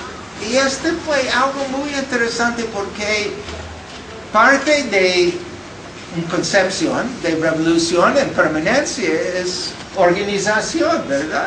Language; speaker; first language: Spanish; non-native, fluent; English